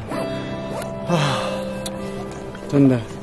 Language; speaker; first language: Chinese; non-native, learner; French